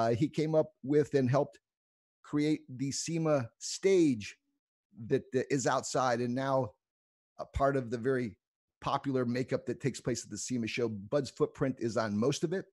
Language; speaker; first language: English; native; English